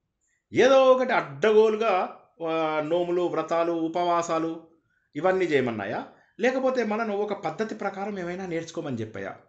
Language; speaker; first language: Telugu; native; Telugu